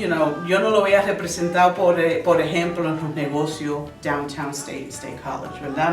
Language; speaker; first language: Spanish; early bilingual, other home language; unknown